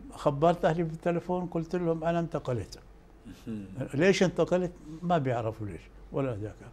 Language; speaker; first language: Arabic; native; Arabic